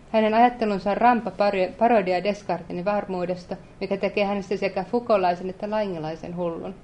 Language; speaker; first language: Finnish; native; Finnish